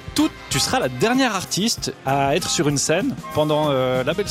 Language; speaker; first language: French; native; French